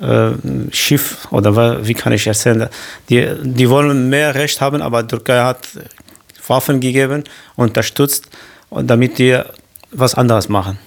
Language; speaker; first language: German; non-native, learner; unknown